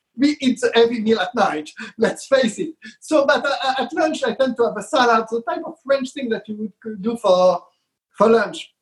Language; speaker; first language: English; non-native, fluent; Hebrew